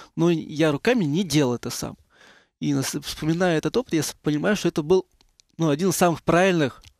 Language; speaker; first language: Russian; native; Russian